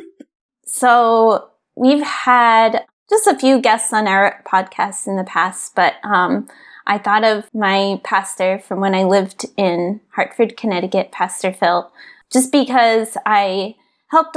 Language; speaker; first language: English; native; English